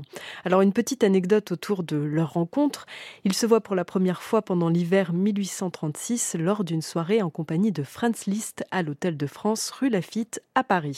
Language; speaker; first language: French; native; French